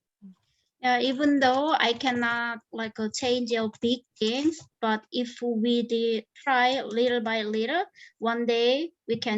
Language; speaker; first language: English; non-native, fluent; Korean